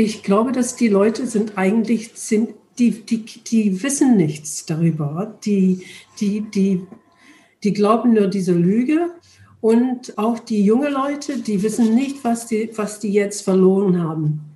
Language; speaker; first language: German; non-native, learner; English